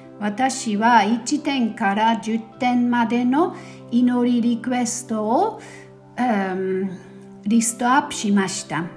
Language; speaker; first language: Japanese; non-native, fluent; German